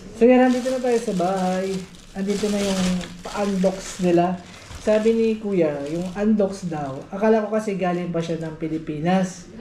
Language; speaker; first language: Filipino; native; Filipino